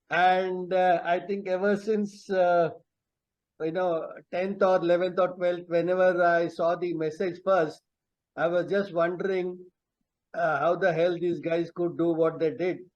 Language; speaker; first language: English; non-native, local second language; Telugu